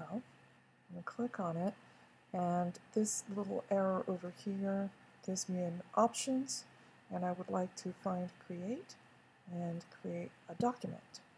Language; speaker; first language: English; native; English